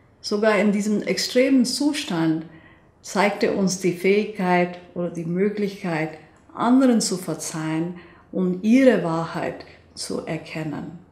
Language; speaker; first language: German; non-native, fluent; Hindi